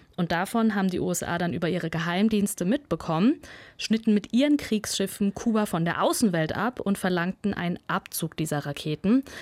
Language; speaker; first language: German; early bilingual, other home language; Russian